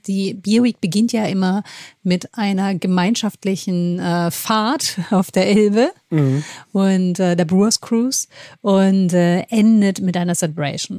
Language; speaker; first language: German; native; German